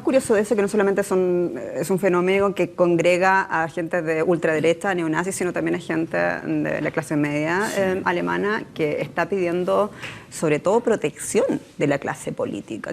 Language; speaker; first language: Spanish; native; Spanish